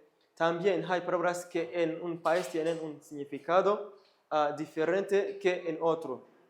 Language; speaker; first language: Spanish; non-native, fluent; Kinyarwanda